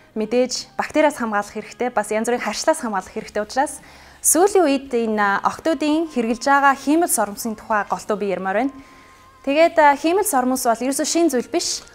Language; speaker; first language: Mongolian; non-native, fluent; English